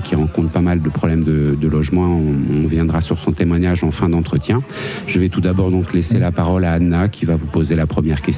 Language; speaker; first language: French; native; French